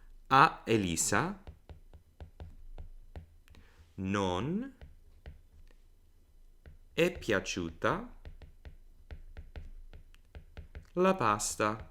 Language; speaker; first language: Italian; non-native, fluent; English